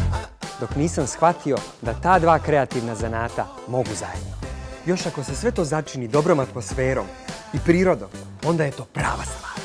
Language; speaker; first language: Bosnian; native; Bosnian